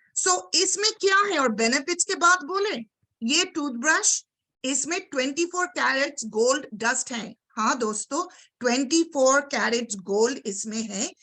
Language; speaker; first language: Hindi; non-native, local second language; Bangla